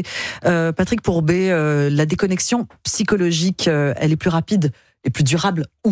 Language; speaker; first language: French; native; French